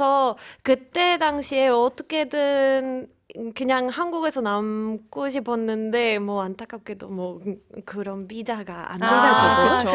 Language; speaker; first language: Korean; non-native, fluent; Spanish